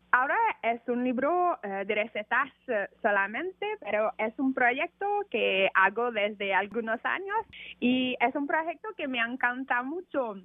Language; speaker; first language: Spanish; non-native, learner; French